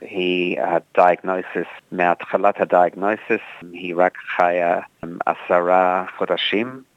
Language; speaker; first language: Hebrew; non-native, fluent; English